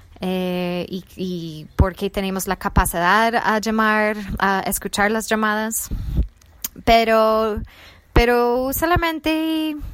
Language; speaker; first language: Spanish; non-native, fluent; English